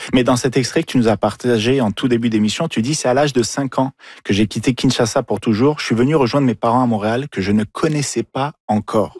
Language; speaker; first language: French; native; French